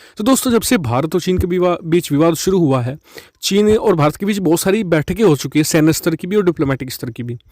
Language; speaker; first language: Hindi; native; Hindi